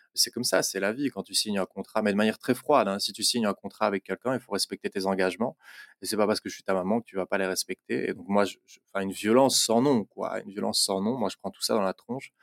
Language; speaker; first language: French; native; French